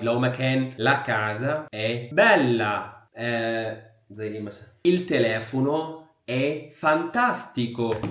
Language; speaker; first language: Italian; non-native, fluent; Arabic